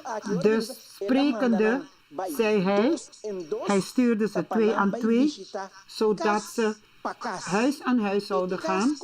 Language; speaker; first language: Dutch; non-native, local second language; Papiamento